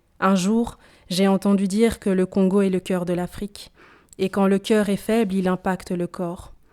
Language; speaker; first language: French; early bilingual, other home language; Swahili